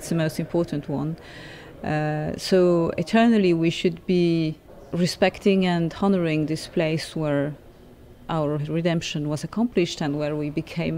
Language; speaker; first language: English; non-native, fluent; French